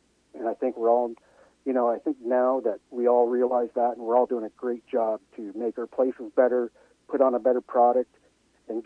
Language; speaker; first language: English; native; English